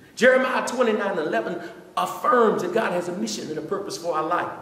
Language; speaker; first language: English; native; English